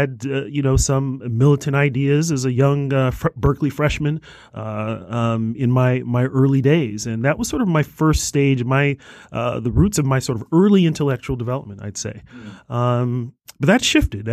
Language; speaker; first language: English; native; English